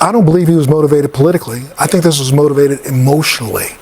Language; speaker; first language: English; native; English